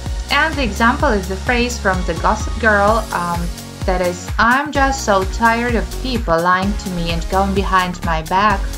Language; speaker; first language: English; non-native, fluent; Ukrainian